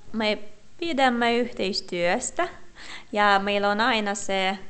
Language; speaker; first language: Finnish; non-native, fluent; Russian